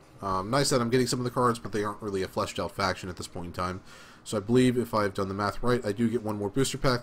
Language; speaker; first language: English; native; English